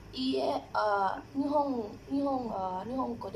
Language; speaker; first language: Japanese; non-native, learner; Thai